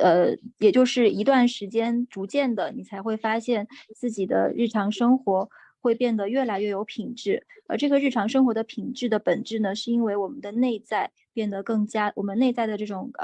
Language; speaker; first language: Chinese; native; Chinese